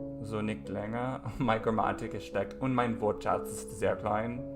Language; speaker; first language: German; non-native, learner; English